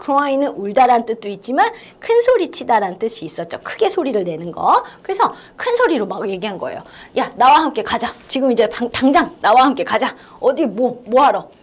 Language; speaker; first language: Korean; native; Korean